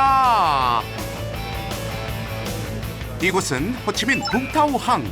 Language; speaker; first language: Korean; native; Korean